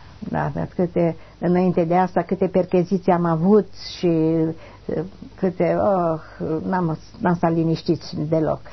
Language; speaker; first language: Romanian; non-native, local second language; German